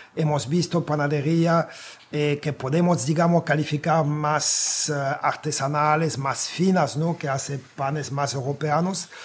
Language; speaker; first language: Spanish; non-native, fluent; French